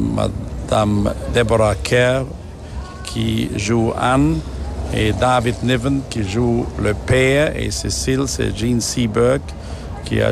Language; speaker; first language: French; non-native, fluent; German